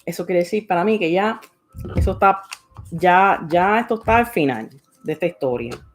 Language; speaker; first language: Spanish; early bilingual, heritage; Spanish